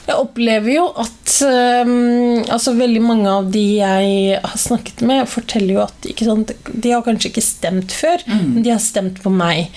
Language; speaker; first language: Norwegian; early bilingual, other home language; Somali